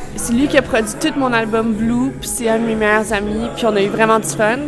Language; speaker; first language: French; native; French